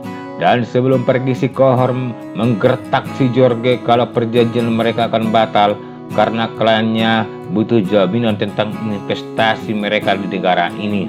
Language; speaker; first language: Indonesian; native; Indonesian